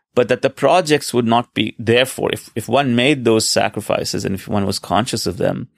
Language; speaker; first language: English; non-native, local second language; Hindi